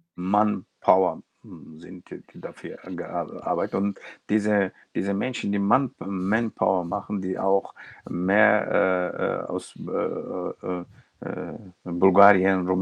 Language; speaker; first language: German; non-native, local second language; Turkish